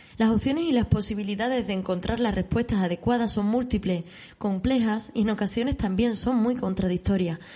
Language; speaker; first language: Spanish; native; Spanish